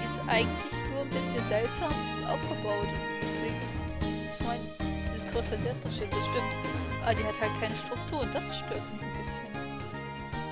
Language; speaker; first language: German; native; German